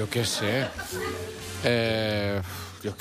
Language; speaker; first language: Spanish; native; Spanish